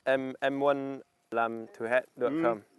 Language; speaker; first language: Vietnamese; non-native, learner; English